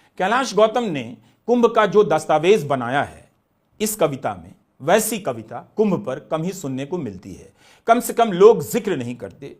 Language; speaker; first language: Hindi; non-native, local second language; Bhojpuri